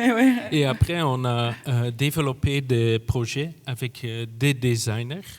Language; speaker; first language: French; non-native, fluent; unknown